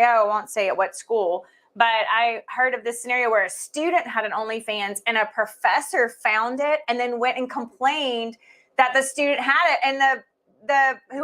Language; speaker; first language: English; native; English